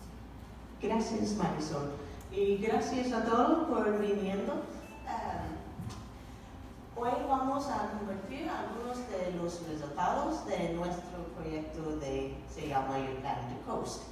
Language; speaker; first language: Spanish; non-native, learner; English